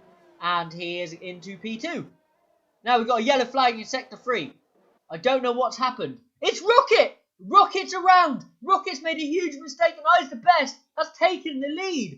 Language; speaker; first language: English; native; English